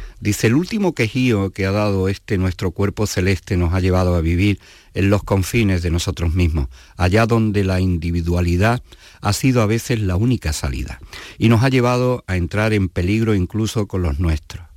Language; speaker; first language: Spanish; native; Spanish